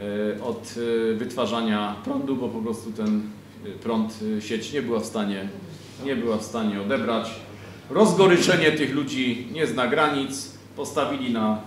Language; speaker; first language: Polish; native; Polish